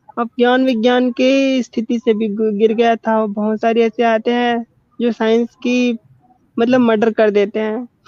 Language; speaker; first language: Hindi; native; Hindi